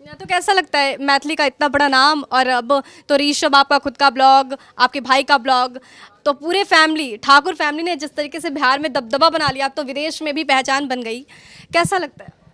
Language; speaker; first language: Hindi; native; Hindi